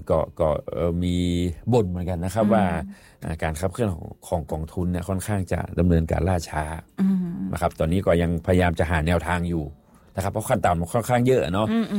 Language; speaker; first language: Thai; non-native, local second language; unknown